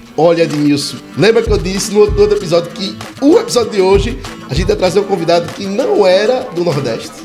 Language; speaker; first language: Portuguese; native; Portuguese